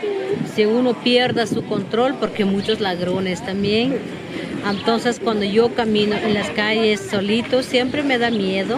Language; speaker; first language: Spanish; non-native, local second language; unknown